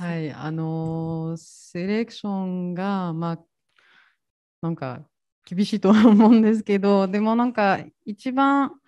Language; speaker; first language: Japanese; non-native, fluent; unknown